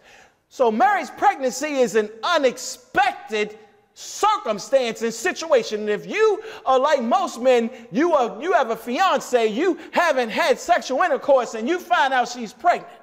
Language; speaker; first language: English; native; English